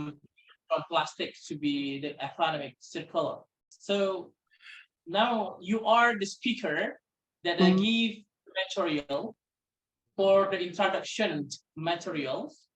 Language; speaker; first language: English; non-native, local second language; Indonesian